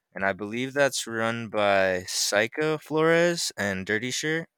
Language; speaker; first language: English; native; English